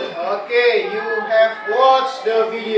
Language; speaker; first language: English; non-native, fluent; Indonesian